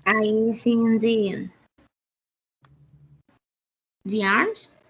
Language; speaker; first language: English; non-native, learner; Spanish